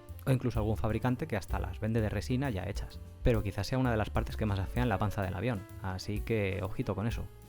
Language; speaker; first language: Spanish; native; Spanish